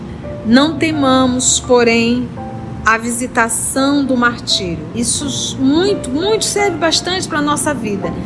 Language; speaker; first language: Portuguese; native; Portuguese